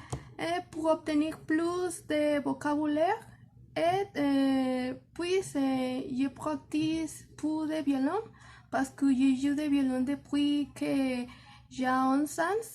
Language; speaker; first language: French; non-native, learner; Spanish